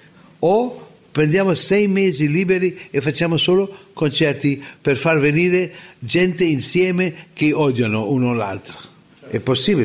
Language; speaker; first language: Italian; non-native, fluent; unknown